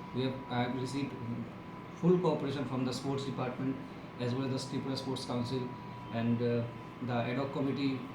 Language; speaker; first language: English; non-native, local second language; Bangla